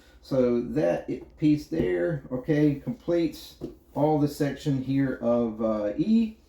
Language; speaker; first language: English; native; English